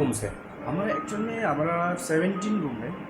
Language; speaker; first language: Hindi; non-native, local second language; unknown